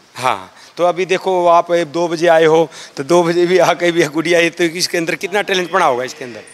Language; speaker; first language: Hindi; native; Hindi